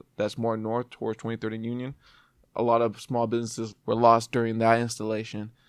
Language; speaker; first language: English; native; English